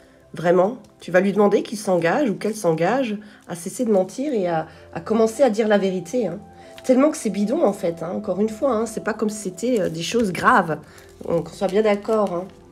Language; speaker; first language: French; native; French